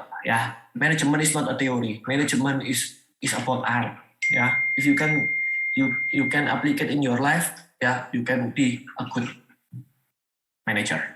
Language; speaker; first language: English; non-native, learner; Indonesian